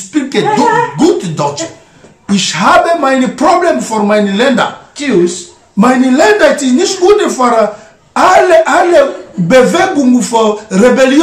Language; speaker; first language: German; non-native, learner; Lingala